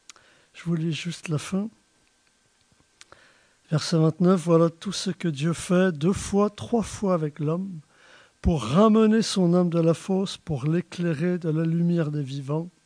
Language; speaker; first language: French; native; French